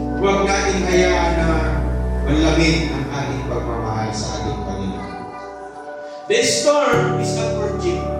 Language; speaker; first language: Filipino; non-native, local second language; Iloko